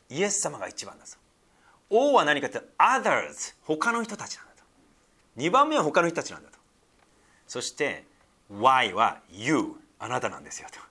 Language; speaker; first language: Japanese; native; Japanese